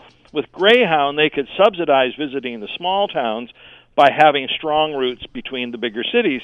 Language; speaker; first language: English; native; English